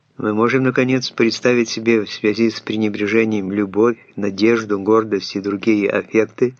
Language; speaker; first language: Russian; native; Russian